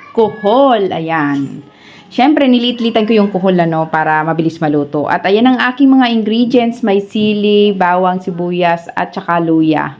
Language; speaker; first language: Filipino; non-native, local second language; Bikol